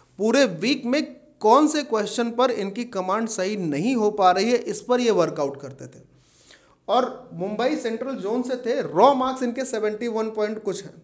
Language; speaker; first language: Hindi; native; Hindi